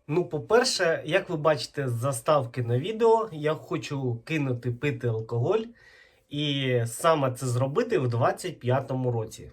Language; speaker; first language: Ukrainian; non-native, local second language; Russian